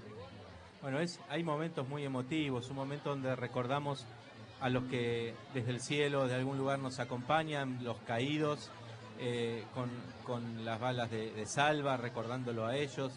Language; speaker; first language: Spanish; native; Spanish